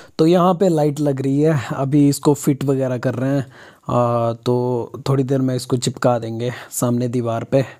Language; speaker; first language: Hindi; native; Hindi